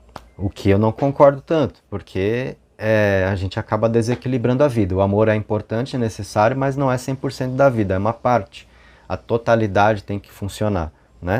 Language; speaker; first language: Portuguese; native; Portuguese